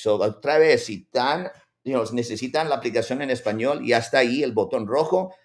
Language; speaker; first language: Spanish; early bilingual, heritage; Spanish